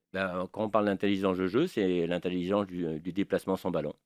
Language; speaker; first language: French; native; French